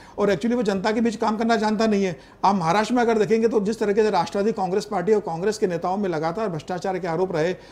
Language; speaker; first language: Hindi; native; Hindi